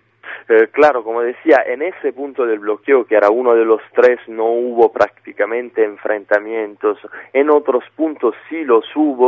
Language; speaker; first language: Spanish; native; Spanish